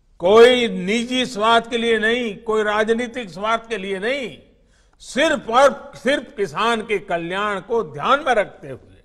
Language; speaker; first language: Hindi; non-native, local second language; Gujarati